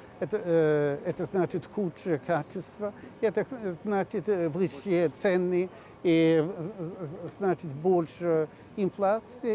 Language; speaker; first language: Russian; non-native, fluent; Swedish